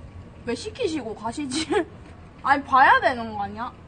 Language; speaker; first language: Korean; native; Korean